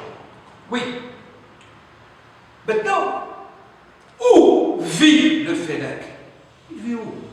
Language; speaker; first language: French; non-native, local second language; Arabic